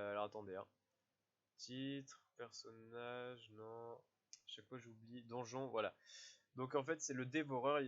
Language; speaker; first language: French; native; French